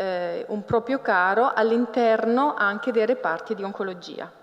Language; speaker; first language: Italian; native; Italian